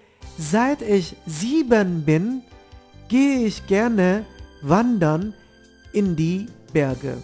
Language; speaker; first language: German; non-native, fluent; Turkish